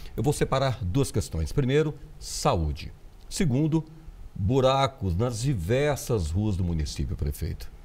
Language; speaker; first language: Portuguese; native; Portuguese